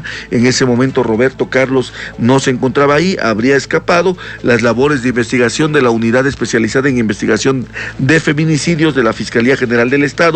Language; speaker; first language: Spanish; native; Spanish